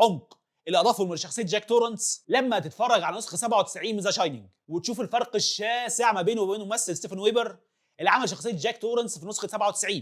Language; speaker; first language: Arabic; native; Arabic